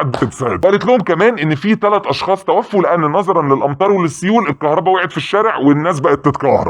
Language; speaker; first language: Arabic; native; Arabic